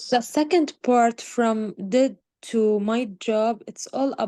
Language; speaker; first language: English; non-native, learner; Arabic